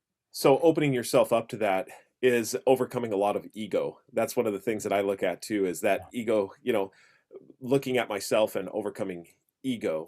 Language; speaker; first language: English; native; English